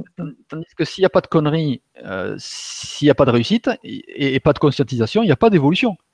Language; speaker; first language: French; native; French